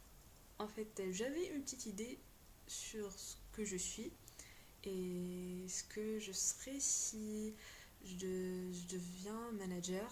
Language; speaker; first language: French; non-native, local second language; Arabic